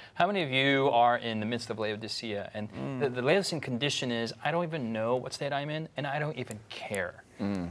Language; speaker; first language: English; non-native, fluent; German